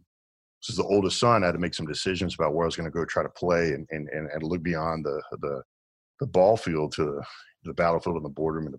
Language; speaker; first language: English; native; English